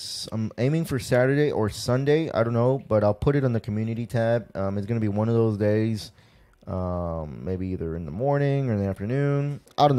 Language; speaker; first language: English; early bilingual, other home language; Spanish